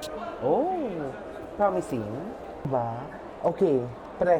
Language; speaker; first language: English; non-native, learner; Filipino